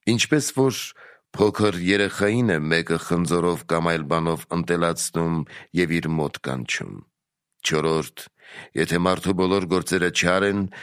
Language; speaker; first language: Armenian; native; Armenian